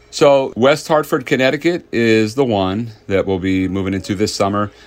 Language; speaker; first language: English; native; English